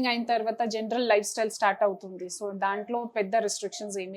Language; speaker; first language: Telugu; non-native, local second language; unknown